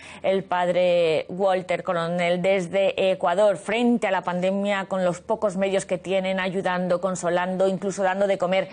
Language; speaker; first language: Spanish; native; Spanish